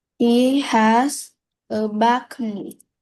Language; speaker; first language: English; non-native, learner; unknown